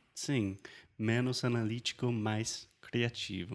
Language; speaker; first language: Portuguese; non-native, fluent; English